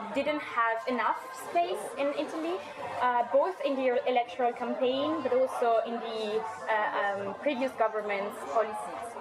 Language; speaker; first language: English; non-native, fluent; Italian